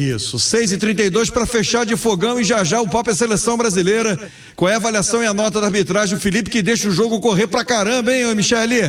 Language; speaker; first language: Portuguese; native; Portuguese